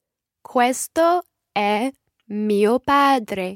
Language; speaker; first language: Italian; non-native, learner; English